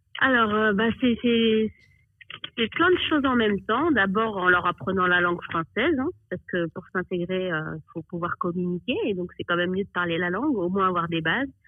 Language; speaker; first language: French; early bilingual, other home language; Arabic